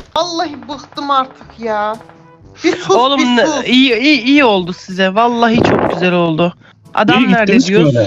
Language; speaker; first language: Turkish; native; Turkish